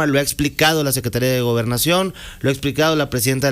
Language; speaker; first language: Spanish; native; Spanish